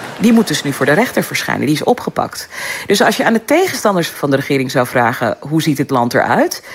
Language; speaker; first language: Dutch; early bilingual, other home language; Turkish